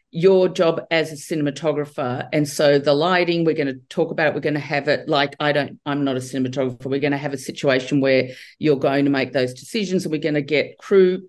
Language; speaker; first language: English; native; English